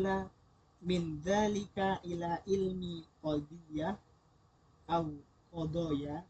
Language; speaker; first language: Arabic; non-native, learner; Indonesian